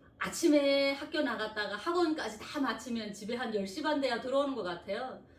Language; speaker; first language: Korean; native; Korean